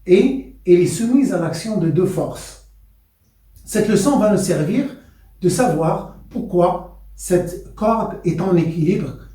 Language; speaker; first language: French; non-native, local second language; Arabic